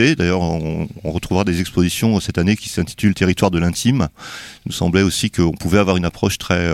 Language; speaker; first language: French; native; French